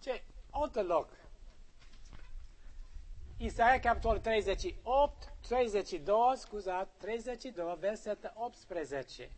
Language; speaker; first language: Romanian; non-native, learner; English